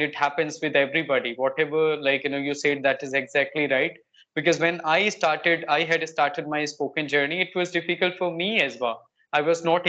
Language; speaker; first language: English; non-native, local second language; Hindi